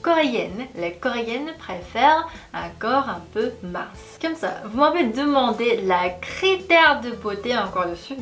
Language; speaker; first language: French; non-native, fluent; Korean